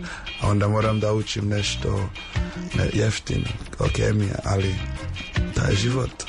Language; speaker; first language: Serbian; non-native, learner; English